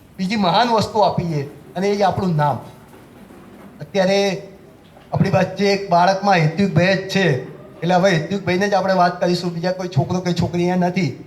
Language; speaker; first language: Gujarati; native; Gujarati